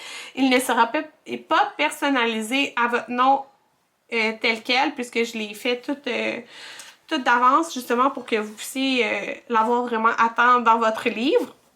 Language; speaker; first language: French; native; French